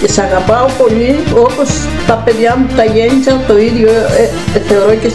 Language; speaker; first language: Greek; early bilingual, heritage; Greek